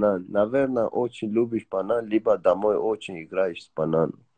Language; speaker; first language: Russian; non-native, learner; Persian